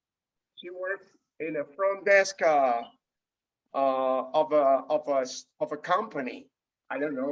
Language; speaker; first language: English; non-native, fluent; Spanish